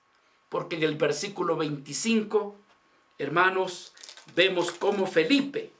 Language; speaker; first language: Spanish; native; Spanish